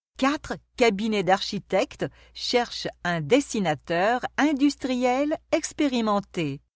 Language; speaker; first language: French; non-native, local second language; Arabic